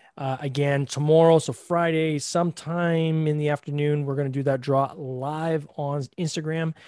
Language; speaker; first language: English; native; English